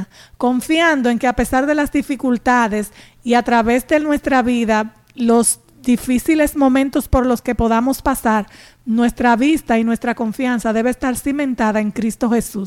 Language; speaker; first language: Spanish; native; Spanish